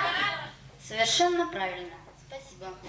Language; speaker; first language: Russian; non-native, local second language; Yakut